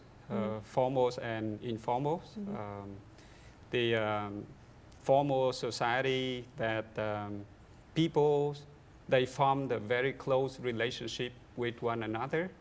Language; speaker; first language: English; non-native, learner; Vietnamese